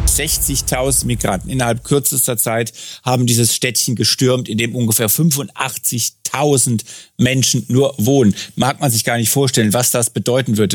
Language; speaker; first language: German; native; German